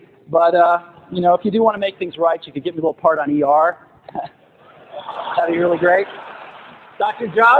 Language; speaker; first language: English; native; English